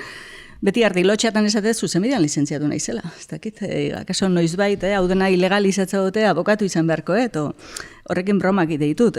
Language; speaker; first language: Basque; native; Basque